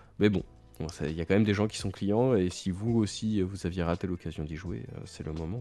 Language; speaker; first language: French; native; French